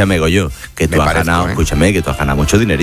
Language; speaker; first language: Spanish; native; Spanish